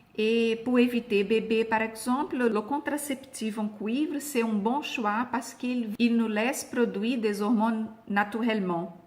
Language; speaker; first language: French; non-native, fluent; Portuguese